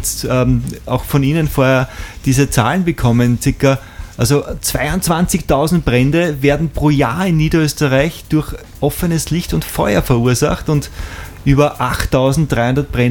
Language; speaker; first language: German; native; German